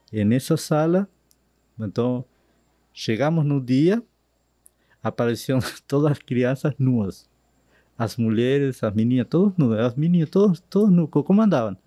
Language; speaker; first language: Portuguese; non-native, fluent; Spanish